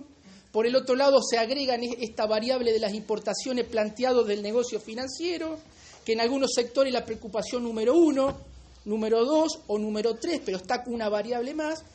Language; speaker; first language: Spanish; native; Spanish